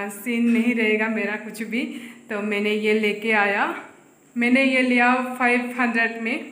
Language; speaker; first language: Hindi; non-native, local second language; Chakma